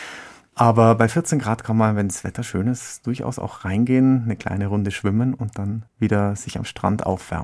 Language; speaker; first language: German; native; German